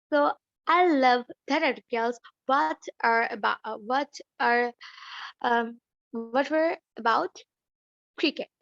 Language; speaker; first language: English; non-native, learner; Bangla